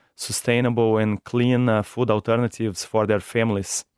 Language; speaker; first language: English; non-native, fluent; Portuguese